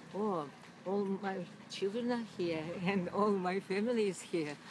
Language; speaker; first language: English; non-native, fluent; Russian